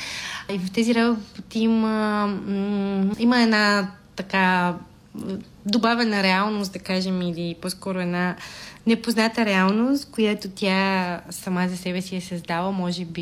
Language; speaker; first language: Bulgarian; native; Bulgarian